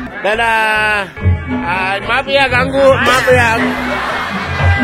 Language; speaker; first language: Indonesian; non-native, learner; Japanese